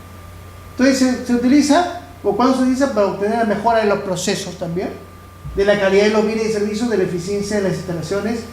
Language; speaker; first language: Spanish; native; Spanish